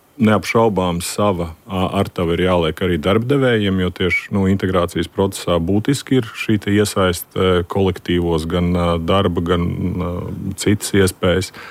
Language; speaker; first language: Latvian; native; Latvian